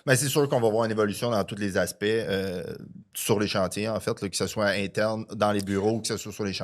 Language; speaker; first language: French; native; French